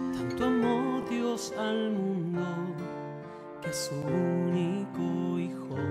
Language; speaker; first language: Spanish; native; Spanish